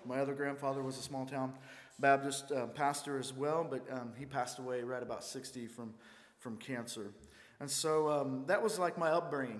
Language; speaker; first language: English; native; English